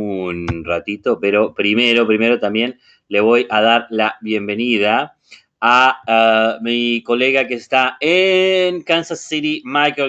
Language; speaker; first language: Spanish; non-native, fluent; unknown